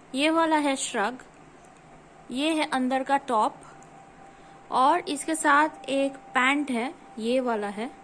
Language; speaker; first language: Hindi; non-native, local second language; Bangla